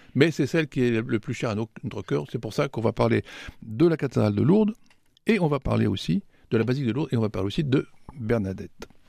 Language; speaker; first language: French; native; French